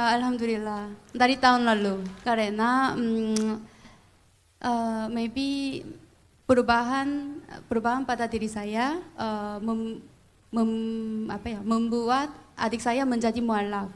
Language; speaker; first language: Indonesian; non-native, fluent; Korean